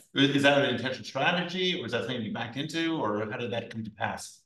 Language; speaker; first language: English; native; English